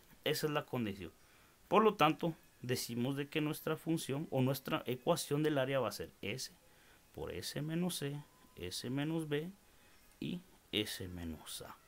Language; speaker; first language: Spanish; native; Spanish